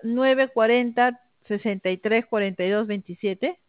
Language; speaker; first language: Spanish; native; Spanish